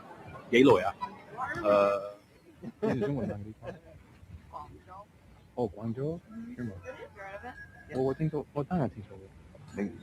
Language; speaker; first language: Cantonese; non-native, learner; English